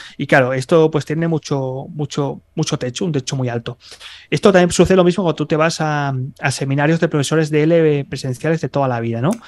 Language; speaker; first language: Spanish; native; Spanish